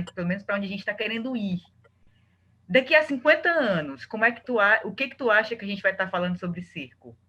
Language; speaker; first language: Portuguese; native; Portuguese